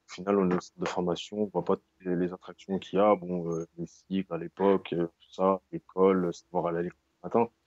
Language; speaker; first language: French; native; French